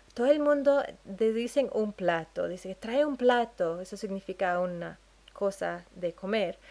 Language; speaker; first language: Spanish; non-native, fluent; English